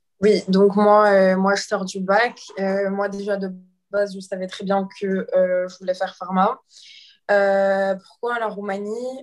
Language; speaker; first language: French; non-native, local second language; Arabic